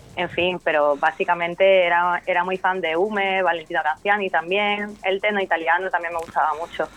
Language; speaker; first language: Spanish; native; Spanish